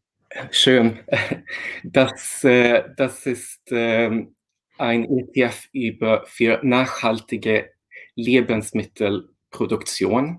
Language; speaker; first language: German; non-native, fluent; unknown